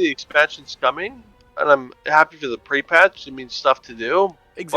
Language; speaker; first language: English; native; English